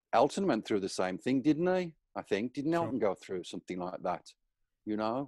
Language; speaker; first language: English; native; English